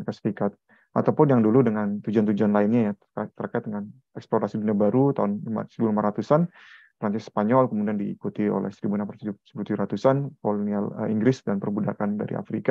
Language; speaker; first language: Indonesian; native; Indonesian